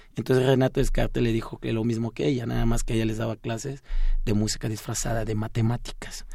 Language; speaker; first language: Spanish; non-native, local second language; Zapotec